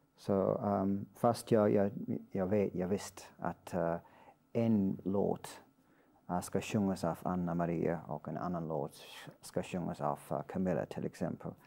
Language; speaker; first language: Swedish; non-native, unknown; English